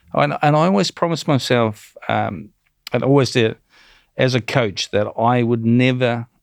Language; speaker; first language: English; native; English